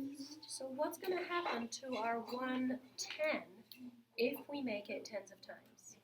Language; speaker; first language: English; native; English